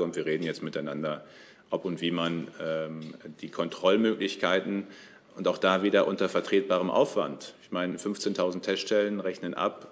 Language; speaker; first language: German; native; German